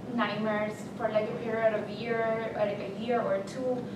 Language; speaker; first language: English; early bilingual, other home language; Spanish